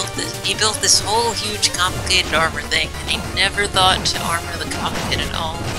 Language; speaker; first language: English; native; English